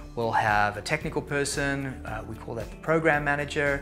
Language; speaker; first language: English; native; English